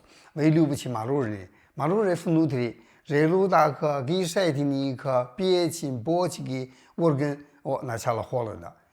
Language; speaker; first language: Russian; non-native, learner; Chinese